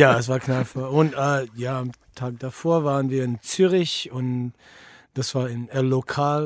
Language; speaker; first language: German; non-native, fluent; English